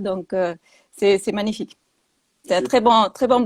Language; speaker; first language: French; non-native, fluent; Spanish